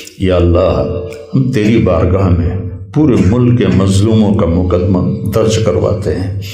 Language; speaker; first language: Urdu; non-native, local second language; Punjabi